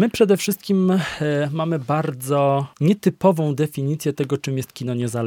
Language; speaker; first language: Polish; native; Polish